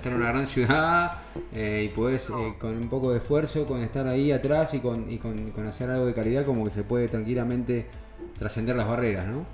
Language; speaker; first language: Spanish; native; Spanish